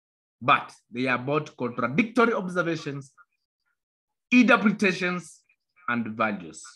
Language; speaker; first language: English; non-native, local second language; Kamba